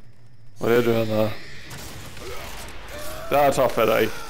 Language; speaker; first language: Swedish; non-native, learner; Norwegian